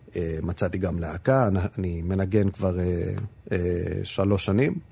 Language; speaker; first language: Hebrew; non-native, fluent; Spanish